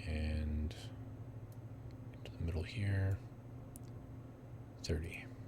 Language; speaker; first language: English; native; English